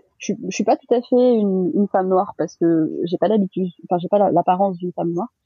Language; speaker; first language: French; early bilingual, other home language; Malagasy